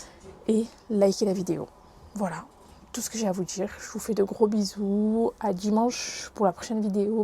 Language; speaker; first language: French; native; French